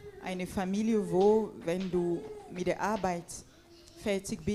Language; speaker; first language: German; non-native, fluent; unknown